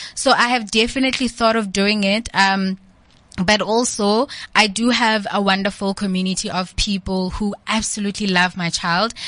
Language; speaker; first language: English; non-native, local second language; Southern Sotho